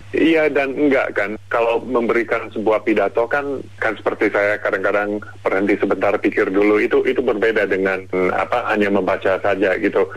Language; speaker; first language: Indonesian; non-native, fluent; English